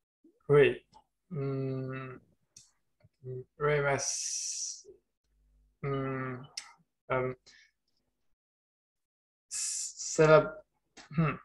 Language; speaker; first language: French; non-native, learner; German